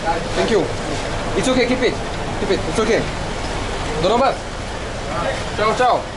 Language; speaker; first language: English; non-native, learner; French